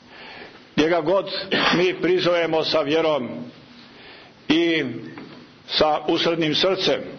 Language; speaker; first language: Croatian; native; Croatian